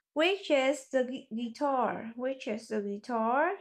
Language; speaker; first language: English; non-native, fluent; Vietnamese